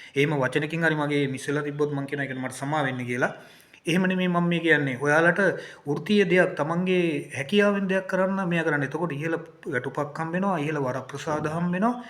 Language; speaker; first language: Sinhala; native; Sinhala